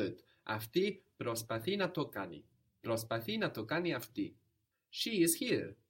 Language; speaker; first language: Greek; non-native, fluent; English